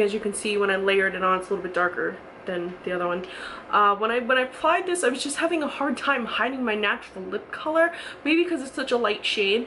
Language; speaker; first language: English; native; English